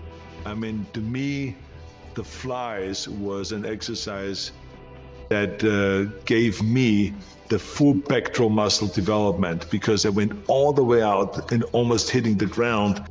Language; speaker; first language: English; non-native, fluent; German